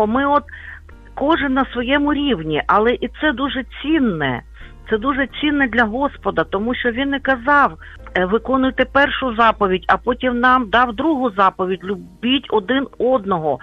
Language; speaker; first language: Ukrainian; native; Ukrainian